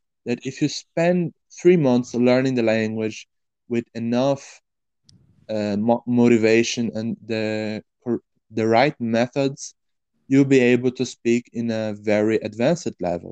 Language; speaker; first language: English; non-native, fluent; Portuguese